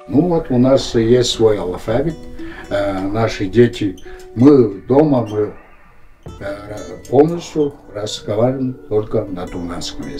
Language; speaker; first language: Russian; non-native, local second language; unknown